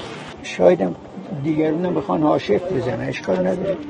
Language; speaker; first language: Persian; native; Persian